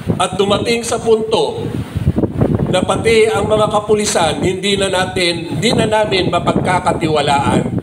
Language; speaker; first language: Filipino; non-native, local second language; Cebuano